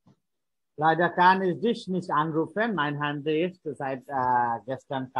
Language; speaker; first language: German; non-native, fluent; Bangla